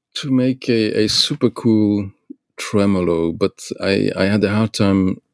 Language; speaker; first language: English; non-native, fluent; Portuguese